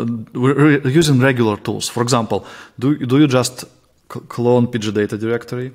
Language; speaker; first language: English; non-native, fluent; Russian